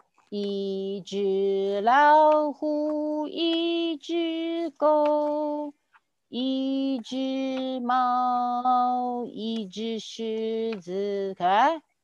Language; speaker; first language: Chinese; native; Chinese